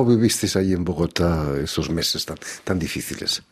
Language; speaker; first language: Spanish; native; Spanish